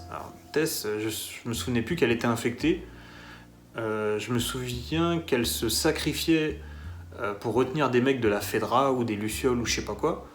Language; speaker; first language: French; native; French